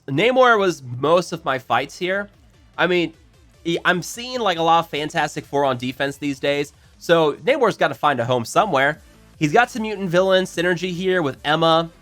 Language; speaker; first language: English; native; English